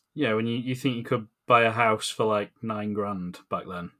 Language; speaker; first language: English; native; English